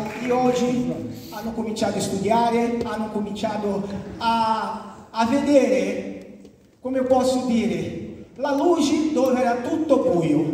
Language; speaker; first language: Italian; non-native, fluent; Portuguese